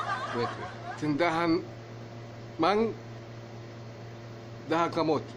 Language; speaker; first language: Filipino; non-native, learner; Arabic